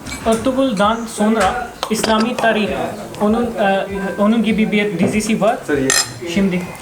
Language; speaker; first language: Turkish; non-native, learner; Urdu